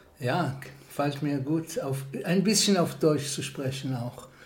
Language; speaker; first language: German; non-native, fluent; Hebrew